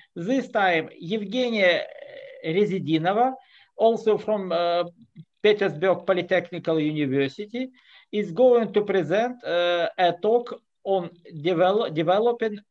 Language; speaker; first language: English; non-native, fluent; Russian